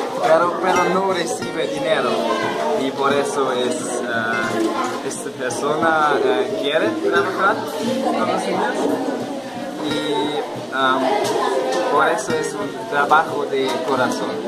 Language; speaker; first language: Spanish; non-native, learner; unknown